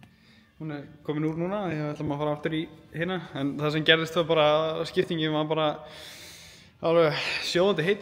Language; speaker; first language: Icelandic; native; Icelandic